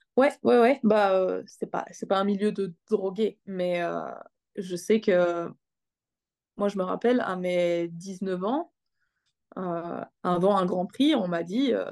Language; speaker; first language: French; native; French